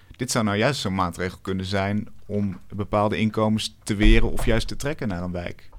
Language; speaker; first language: Dutch; native; Dutch